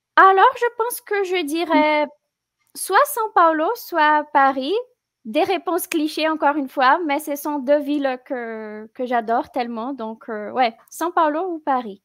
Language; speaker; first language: French; non-native, fluent; Portuguese